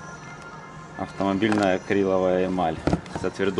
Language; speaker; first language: Russian; native; Russian